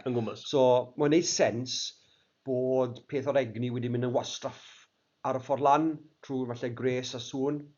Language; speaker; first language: Welsh; native; Welsh